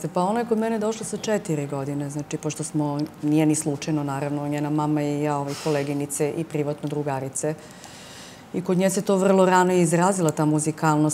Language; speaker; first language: Serbian; native; Serbian